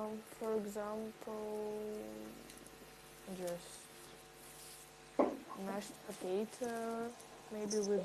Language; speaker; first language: English; non-native, learner; Russian